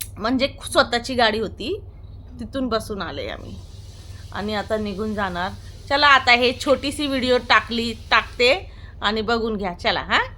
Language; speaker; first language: Marathi; non-native, local second language; Hindi